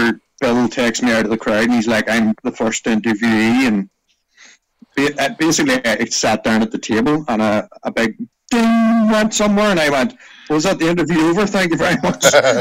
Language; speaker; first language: English; native; English